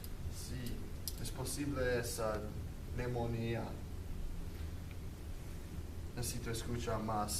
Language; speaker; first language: Spanish; non-native, learner; English